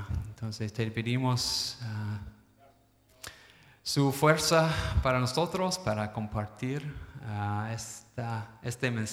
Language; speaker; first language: Spanish; non-native, fluent; English